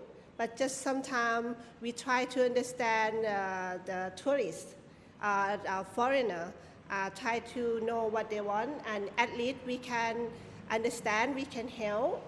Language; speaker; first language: English; non-native, learner; Thai